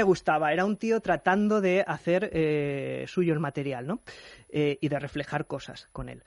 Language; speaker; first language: Spanish; native; Spanish